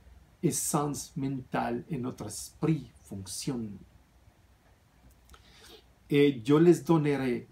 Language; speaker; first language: French; non-native, fluent; Spanish